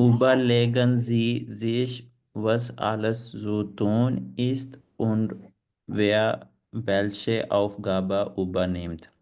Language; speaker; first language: German; non-native, learner; Punjabi